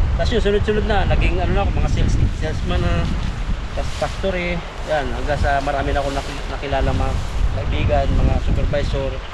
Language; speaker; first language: Filipino; native; Filipino